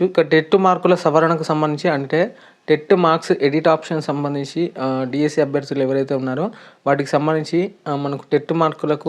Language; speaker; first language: Telugu; native; Telugu